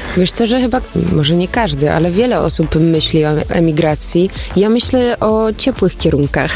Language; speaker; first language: Polish; native; Polish